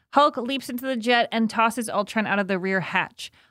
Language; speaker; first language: English; native; English